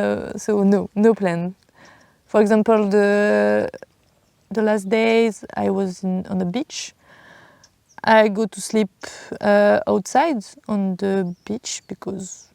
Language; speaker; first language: English; non-native, learner; French